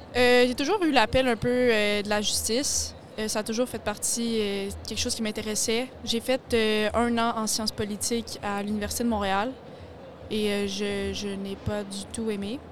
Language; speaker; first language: French; native; French